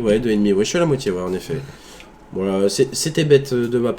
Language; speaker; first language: French; native; French